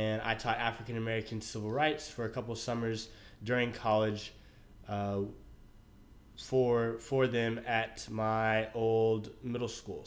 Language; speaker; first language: English; native; English